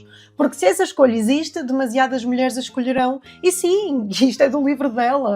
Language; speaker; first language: Portuguese; native; Portuguese